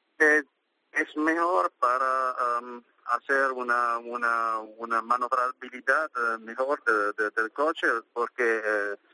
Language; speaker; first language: Spanish; non-native, learner; Italian